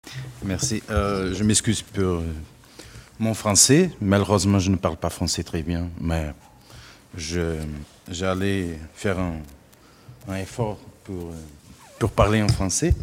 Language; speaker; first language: French; non-native, learner; Portuguese